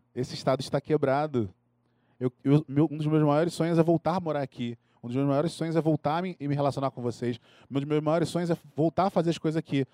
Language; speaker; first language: Portuguese; native; Portuguese